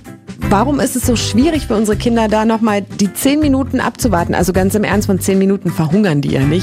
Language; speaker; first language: German; native; German